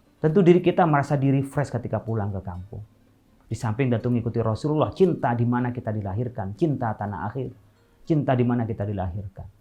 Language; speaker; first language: Indonesian; non-native, local second language; Madurese